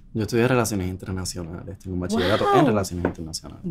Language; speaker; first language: Spanish; native; Spanish